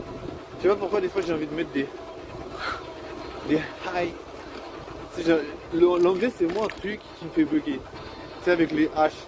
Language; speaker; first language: French; native; French